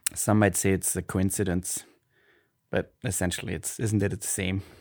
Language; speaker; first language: English; non-native, fluent; German